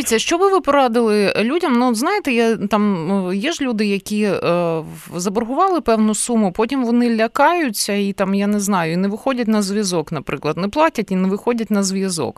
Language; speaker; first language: Ukrainian; native; Ukrainian